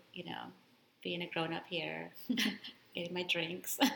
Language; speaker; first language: English; early bilingual, other home language; Spanish